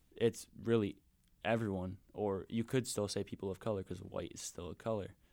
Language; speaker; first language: English; early bilingual, other home language; Spanish